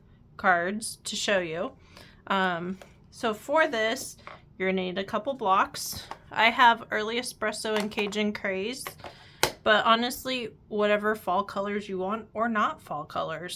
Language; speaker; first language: English; native; English